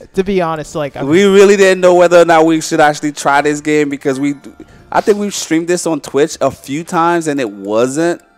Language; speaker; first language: English; native; English